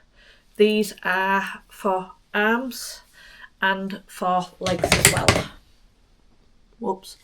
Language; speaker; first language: English; native; English